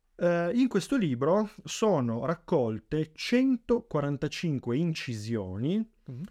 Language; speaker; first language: Italian; native; Italian